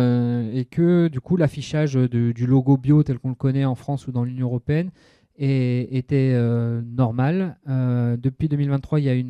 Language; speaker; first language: French; native; French